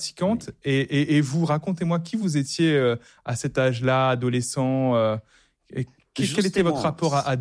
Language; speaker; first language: French; native; French